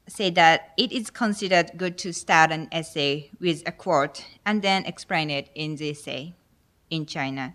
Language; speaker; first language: English; non-native, fluent; Japanese